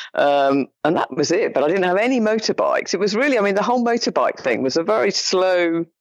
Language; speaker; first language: English; native; English